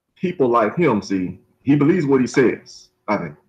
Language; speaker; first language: English; native; English